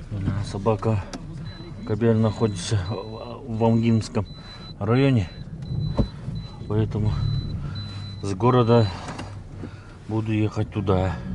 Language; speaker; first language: Russian; non-native, local second language; Yakut